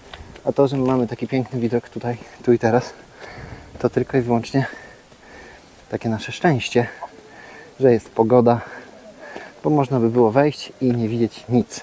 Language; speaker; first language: Polish; native; Polish